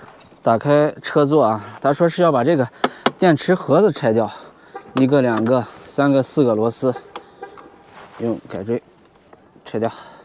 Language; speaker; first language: Chinese; native; Chinese